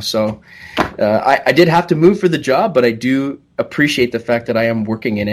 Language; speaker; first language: English; native; English